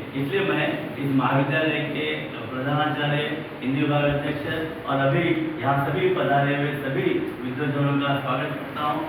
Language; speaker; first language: Hindi; non-native, local second language; Marathi